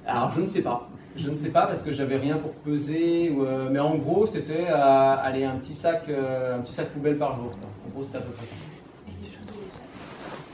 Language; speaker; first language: French; native; French